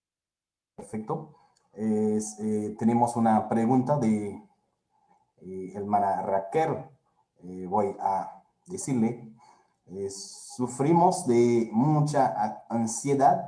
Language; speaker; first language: Spanish; non-native, fluent; Haitian Creole